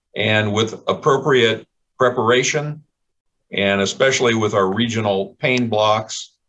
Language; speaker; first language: English; native; English